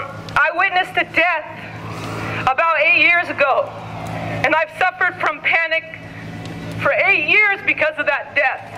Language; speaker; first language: English; native; English